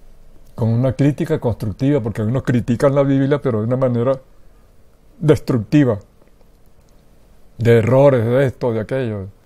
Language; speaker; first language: Spanish; native; Spanish